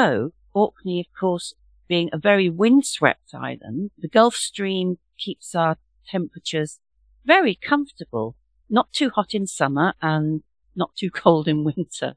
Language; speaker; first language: English; native; English